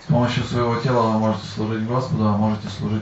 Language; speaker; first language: Russian; native; Russian